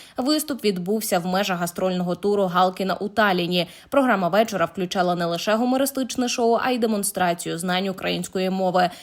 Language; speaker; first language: Ukrainian; native; Ukrainian